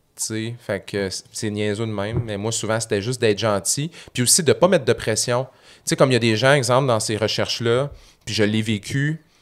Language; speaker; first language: French; native; French